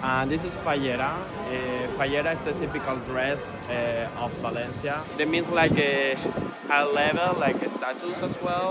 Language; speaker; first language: English; non-native, learner; Spanish